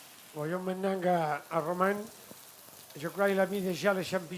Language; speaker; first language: French; non-native, fluent; Catalan